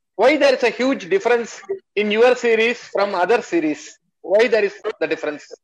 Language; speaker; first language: English; non-native, fluent; Russian